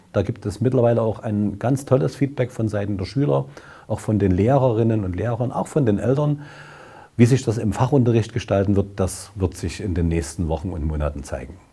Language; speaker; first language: German; native; German